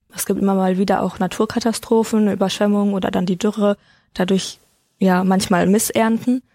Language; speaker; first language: German; native; German